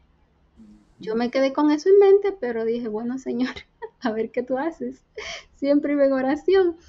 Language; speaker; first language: Spanish; native; Spanish